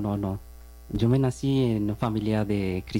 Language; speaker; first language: Spanish; non-native, learner; Bangla